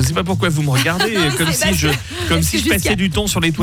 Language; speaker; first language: French; native; French